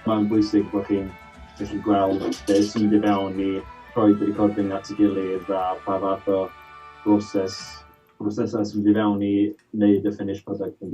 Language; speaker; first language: Welsh; native; Welsh